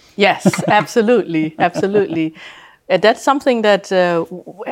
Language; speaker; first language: English; early bilingual, other home language; German